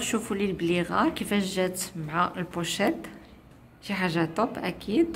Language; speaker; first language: Arabic; native; Arabic